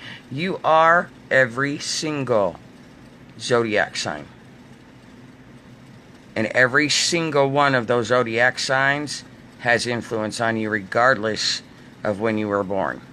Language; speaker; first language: English; native; English